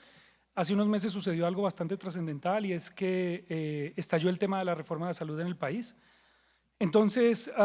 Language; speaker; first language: Spanish; native; Spanish